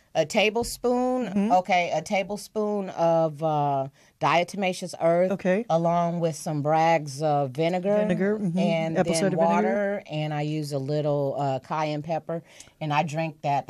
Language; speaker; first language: English; native; English